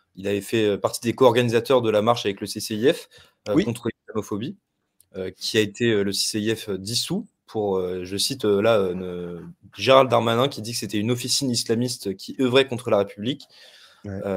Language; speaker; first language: French; native; French